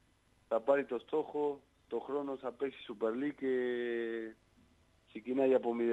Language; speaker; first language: Greek; non-native, learner; Spanish